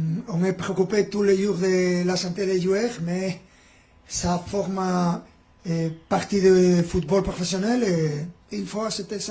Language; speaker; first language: French; non-native, fluent; Spanish